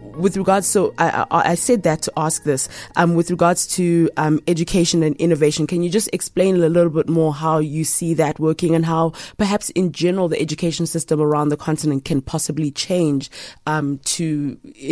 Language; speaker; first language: English; non-native, local second language; Ganda